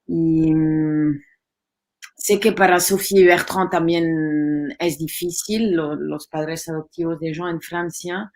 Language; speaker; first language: Spanish; non-native, fluent; French